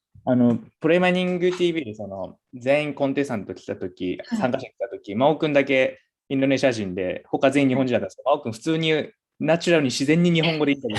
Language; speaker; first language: Japanese; native; Japanese